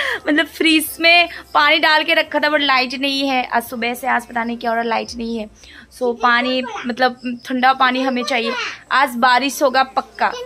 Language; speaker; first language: Hindi; non-native, local second language; Nepali